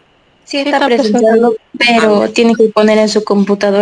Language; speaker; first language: Spanish; native; Spanish